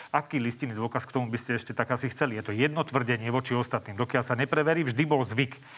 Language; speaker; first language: Slovak; native; Slovak